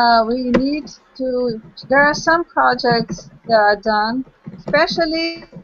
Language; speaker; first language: English; non-native, local second language; Portuguese